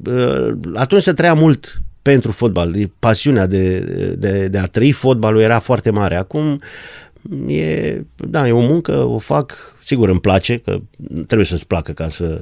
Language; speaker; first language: Romanian; non-native, local second language; German